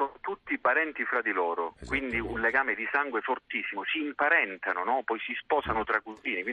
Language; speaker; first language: Italian; native; Italian